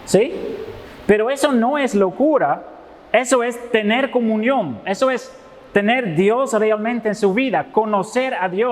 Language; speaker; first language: Spanish; non-native, fluent; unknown